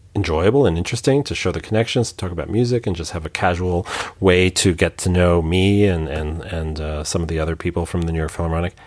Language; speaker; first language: English; native; English